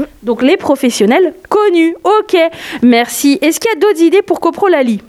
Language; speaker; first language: French; native; French